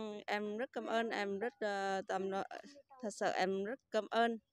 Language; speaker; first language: Vietnamese; non-native, local second language; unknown